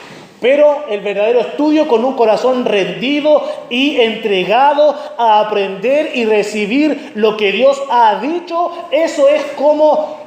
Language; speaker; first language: Spanish; native; Spanish